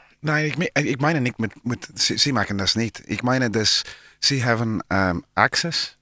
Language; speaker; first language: German; non-native, learner; English